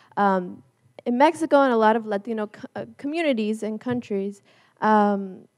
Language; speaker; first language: English; native; English